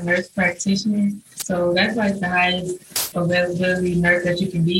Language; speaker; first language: English; non-native, fluent; Chinese